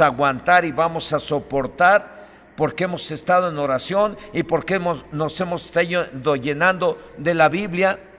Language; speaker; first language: Spanish; native; Spanish